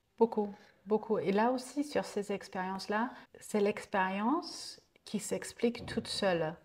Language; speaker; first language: French; non-native, fluent; German